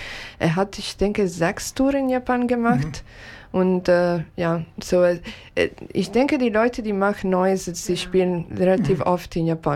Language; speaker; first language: German; non-native, learner; Japanese